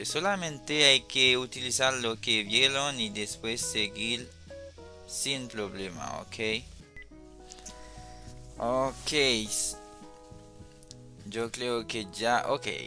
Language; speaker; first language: Spanish; non-native, fluent; Haitian Creole